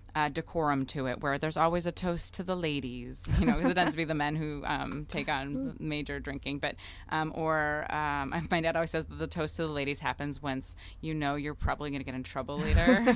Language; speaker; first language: English; early bilingual, other home language; Russian